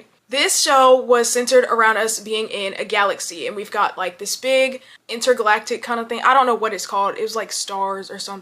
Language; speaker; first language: English; native; English